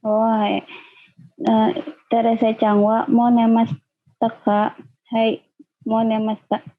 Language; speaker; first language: Japanese; non-native, learner; Indonesian